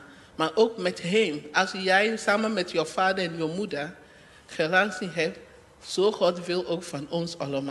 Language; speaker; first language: Dutch; non-native, learner; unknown